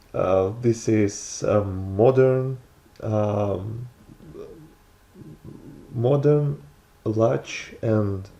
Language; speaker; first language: English; non-native, learner; Russian